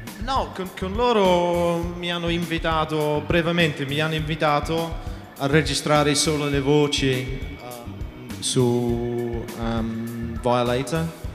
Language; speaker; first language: Italian; non-native, fluent; English